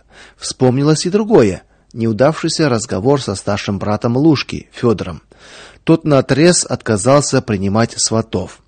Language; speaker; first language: Russian; native; Russian